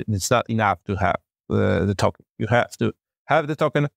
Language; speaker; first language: English; non-native, fluent; Polish